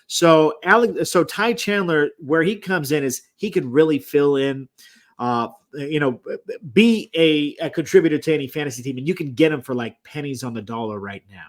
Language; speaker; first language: English; native; English